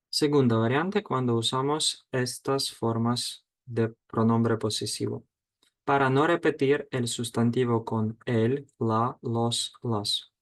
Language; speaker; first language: Spanish; non-native, fluent; Ukrainian